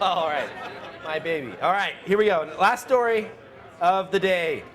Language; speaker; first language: English; native; English